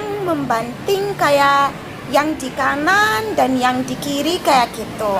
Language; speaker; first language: Indonesian; non-native, learner; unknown